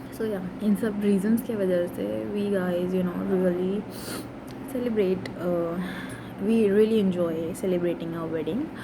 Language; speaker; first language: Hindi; non-native, local second language; Nepali